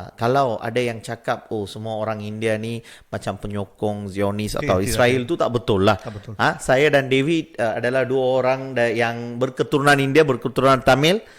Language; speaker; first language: Malay; non-native, local second language; Tamil